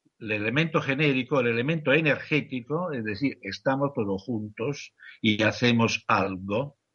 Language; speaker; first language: Spanish; non-native, fluent; Italian